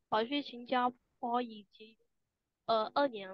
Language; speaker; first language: Chinese; non-native, learner; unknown